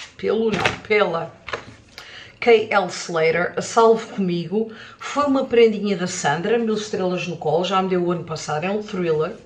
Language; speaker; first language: Portuguese; native; Portuguese